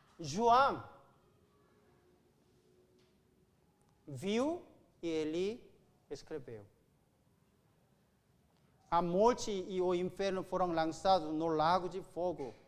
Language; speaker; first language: Portuguese; non-native, learner; Korean